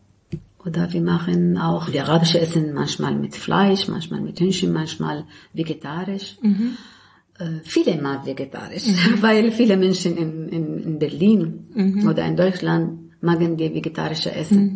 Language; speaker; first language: German; non-native, learner; Arabic